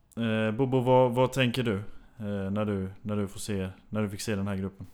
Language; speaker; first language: Swedish; native; Swedish